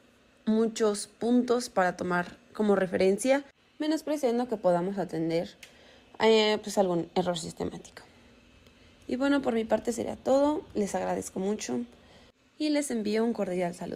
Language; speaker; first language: Spanish; native; Spanish